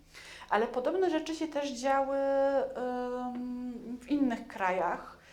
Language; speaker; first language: Polish; native; Polish